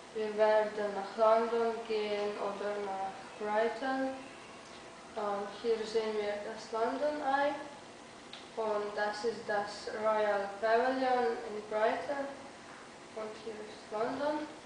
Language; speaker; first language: German; non-native, learner; Slovenian